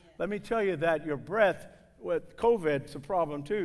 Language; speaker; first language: English; native; English